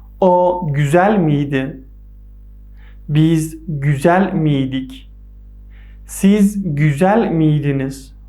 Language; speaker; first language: Turkish; non-native, fluent; Persian